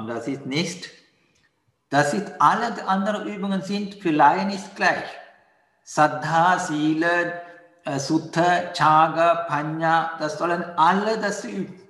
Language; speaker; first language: German; non-native, fluent; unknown